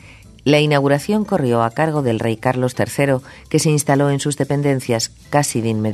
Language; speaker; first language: Spanish; native; Spanish